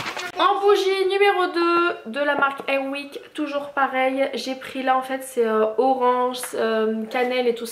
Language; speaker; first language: French; native; French